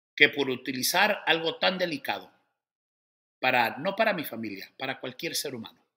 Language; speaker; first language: Spanish; early bilingual, heritage; Spanish